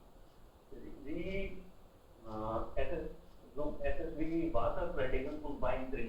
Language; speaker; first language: German; non-native, learner; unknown